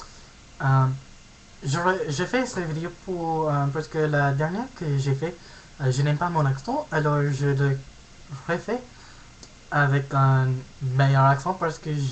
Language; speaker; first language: French; non-native, learner; English